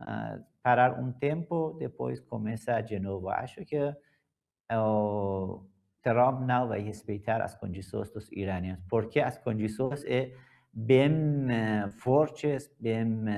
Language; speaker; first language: Portuguese; non-native, learner; Persian